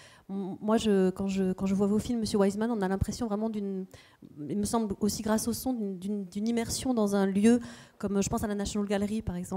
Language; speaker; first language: French; native; French